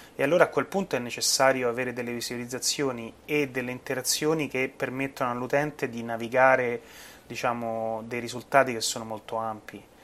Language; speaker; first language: Italian; native; Italian